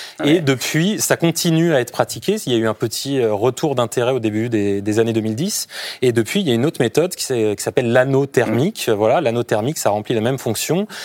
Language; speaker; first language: French; native; French